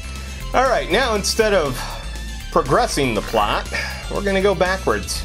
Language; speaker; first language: English; native; English